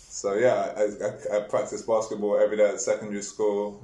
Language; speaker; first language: English; native; English